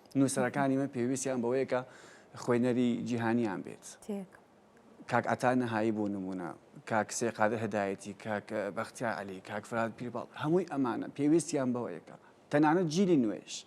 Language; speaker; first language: Central Kurdish; native; Central Kurdish